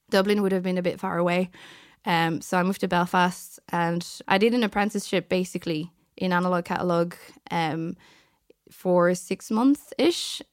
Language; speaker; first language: English; non-native, fluent; French